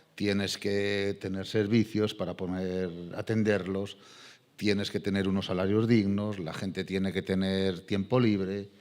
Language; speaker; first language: Spanish; non-native, local second language; Galician